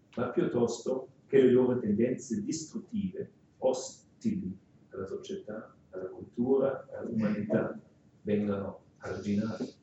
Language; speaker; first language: Italian; non-native, fluent; German